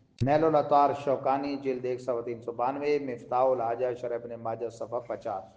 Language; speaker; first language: Urdu; non-native, local second language; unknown